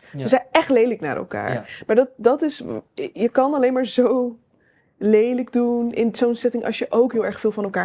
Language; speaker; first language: Dutch; native; Dutch